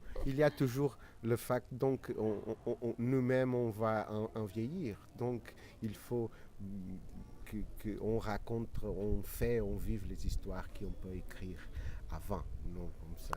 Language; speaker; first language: French; non-native, learner; Portuguese